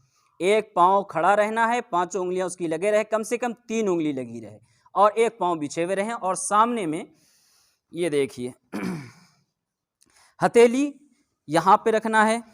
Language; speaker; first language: Urdu; native; Urdu